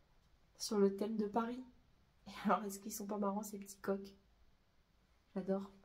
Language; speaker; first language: French; native; French